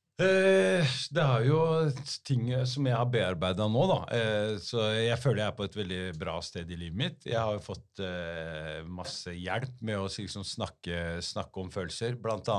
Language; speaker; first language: Norwegian; early bilingual, other home language; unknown